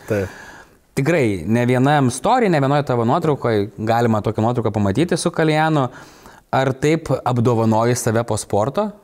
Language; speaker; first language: Lithuanian; native; Lithuanian